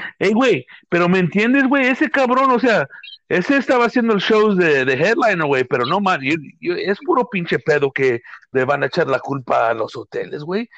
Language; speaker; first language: Spanish; early bilingual, heritage; Spanish